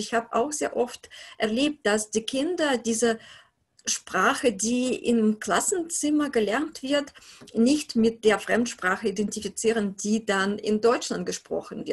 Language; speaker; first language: German; non-native, fluent; Russian